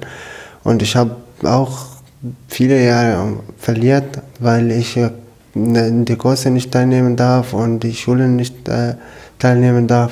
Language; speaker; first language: German; non-native, learner; Arabic